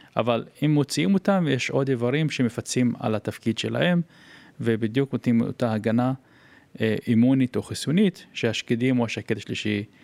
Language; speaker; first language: Hebrew; non-native, local second language; Arabic